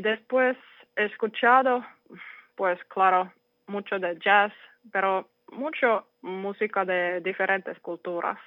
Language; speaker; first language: Spanish; non-native, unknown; Finnish